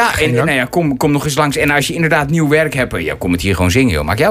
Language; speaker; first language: Dutch; native; Dutch